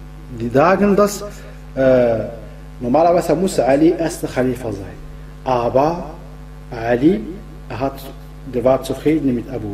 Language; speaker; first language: German; non-native, fluent; Arabic